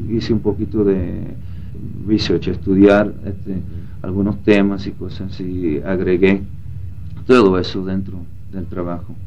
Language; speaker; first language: Spanish; early bilingual, heritage; Spanish